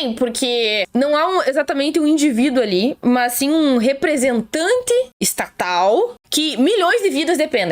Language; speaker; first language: Portuguese; native; Portuguese